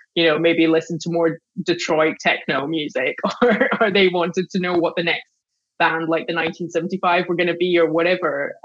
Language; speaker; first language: English; native; English